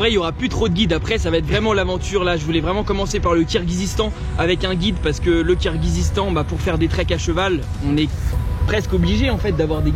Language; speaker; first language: French; native; French